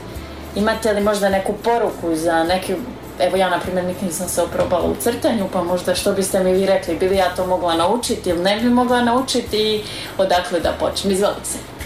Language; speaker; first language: Serbian; native; Serbian